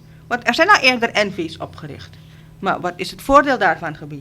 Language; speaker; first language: Dutch; native; Dutch